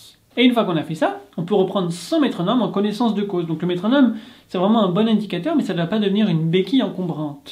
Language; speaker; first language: French; native; French